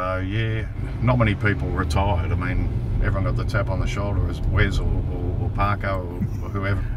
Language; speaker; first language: English; native; English